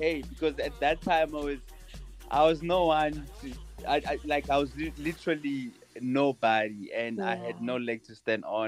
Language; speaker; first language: English; non-native, local second language; Zulu